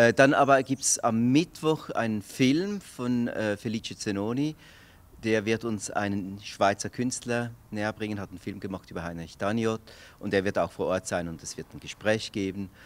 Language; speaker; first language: German; native; German